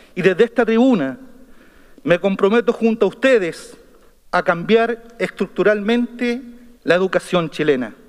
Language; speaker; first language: Spanish; native; Spanish